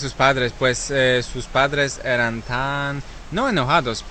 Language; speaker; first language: Spanish; non-native, learner; Polish